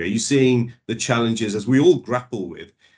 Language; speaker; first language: English; native; English